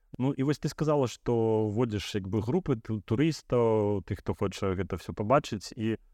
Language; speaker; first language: Belarusian; non-native, local second language; Russian